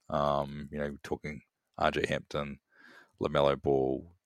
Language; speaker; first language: English; native; English